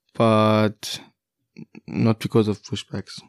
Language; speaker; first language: English; non-native, fluent; Kurdish